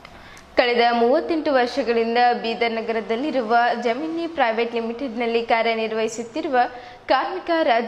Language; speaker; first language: Kannada; native; Kannada